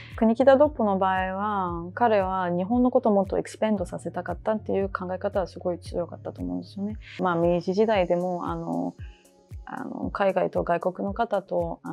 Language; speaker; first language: Japanese; early bilingual, heritage; Japanese